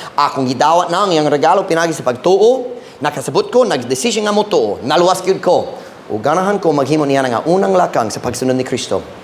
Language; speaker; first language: Cebuano; non-native, fluent; English